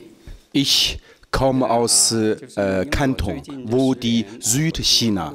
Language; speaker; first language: German; non-native, learner; Chinese